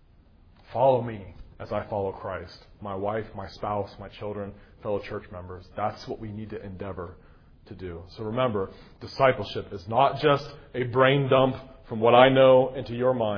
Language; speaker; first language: English; native; English